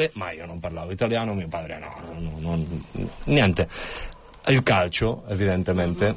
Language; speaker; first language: Italian; non-native, fluent; Catalan